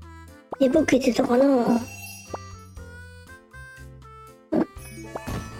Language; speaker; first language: Japanese; native; Japanese